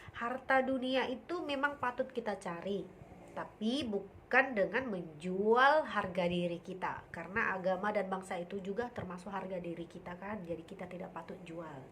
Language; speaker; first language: Indonesian; native; Indonesian